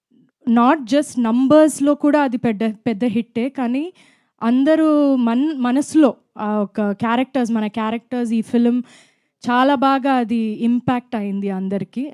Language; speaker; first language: Telugu; non-native, fluent; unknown